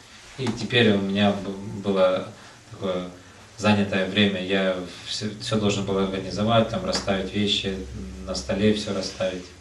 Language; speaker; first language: Russian; native; Russian